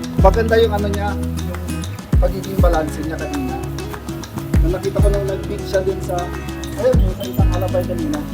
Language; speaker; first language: Filipino; non-native, local second language; Hiligaynon